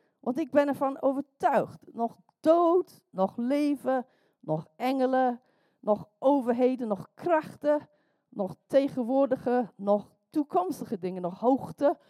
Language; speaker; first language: Dutch; non-native, fluent; English